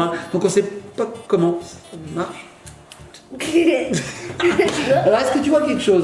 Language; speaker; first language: French; native; French